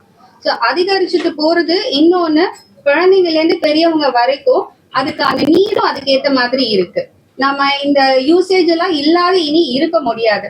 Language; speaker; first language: Tamil; native; Tamil